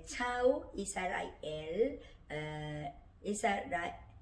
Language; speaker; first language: Thai; non-native, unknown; Korean